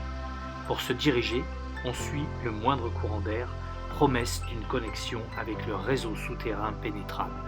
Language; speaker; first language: French; native; French